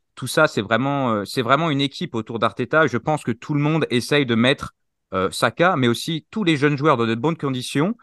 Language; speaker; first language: French; native; French